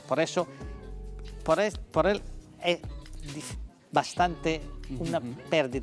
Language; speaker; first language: Spanish; non-native, fluent; Italian